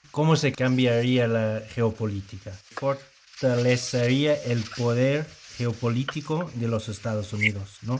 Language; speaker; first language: Spanish; non-native, fluent; English